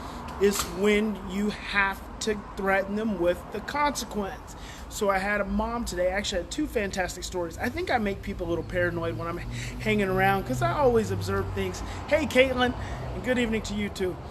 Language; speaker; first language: English; native; English